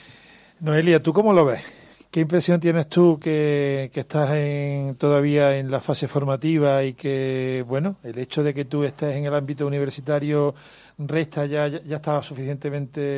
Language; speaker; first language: Spanish; native; Spanish